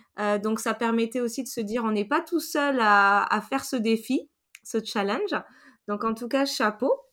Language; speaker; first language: French; native; French